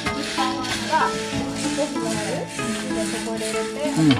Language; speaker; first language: Japanese; non-native, learner; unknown